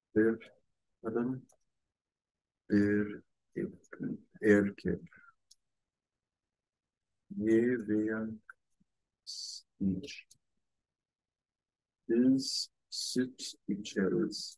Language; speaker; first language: Turkish; non-native, learner; English